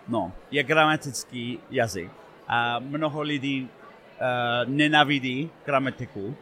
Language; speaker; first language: Czech; non-native, fluent; English